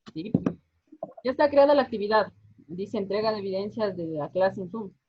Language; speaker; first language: Spanish; native; Spanish